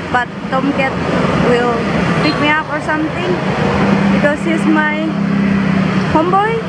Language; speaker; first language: English; non-native, fluent; Indonesian